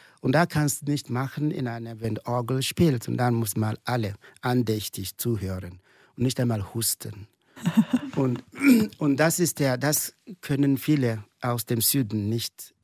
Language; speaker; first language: German; non-native, fluent; Igbo